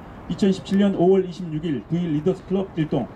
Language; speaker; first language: Korean; native; Korean